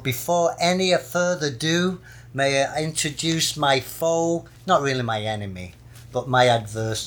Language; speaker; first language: English; native; English